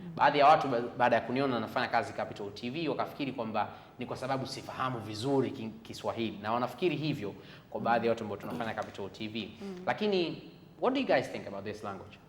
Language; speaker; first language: Swahili; native; Swahili